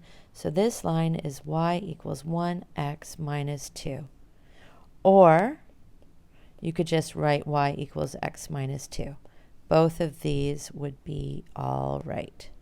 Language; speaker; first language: English; native; English